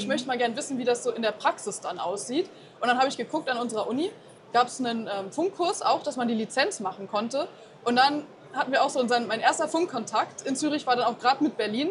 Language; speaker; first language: German; native; German